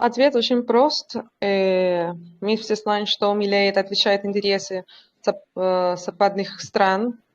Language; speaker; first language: Russian; non-native, learner; Spanish